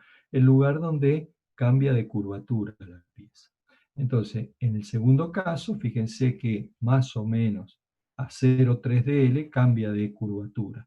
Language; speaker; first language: Spanish; native; Spanish